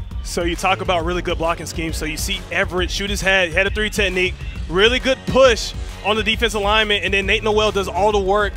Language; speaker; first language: English; native; English